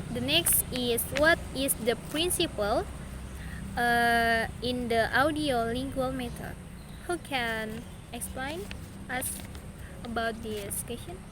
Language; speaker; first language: English; non-native, learner; Indonesian